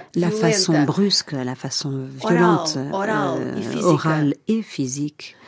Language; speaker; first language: French; non-native, fluent; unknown